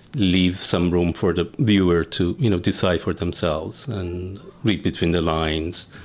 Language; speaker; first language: English; non-native, fluent; Persian